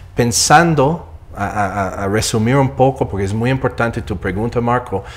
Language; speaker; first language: Spanish; non-native, fluent; English